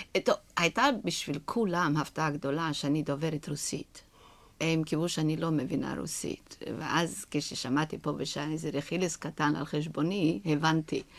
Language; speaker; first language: Hebrew; non-native, fluent; Yiddish